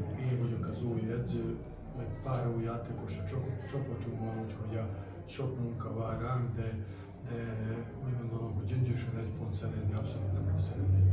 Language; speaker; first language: Hungarian; non-native, fluent; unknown